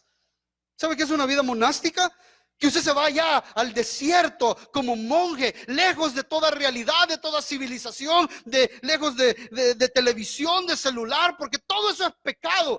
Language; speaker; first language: Spanish; native; Spanish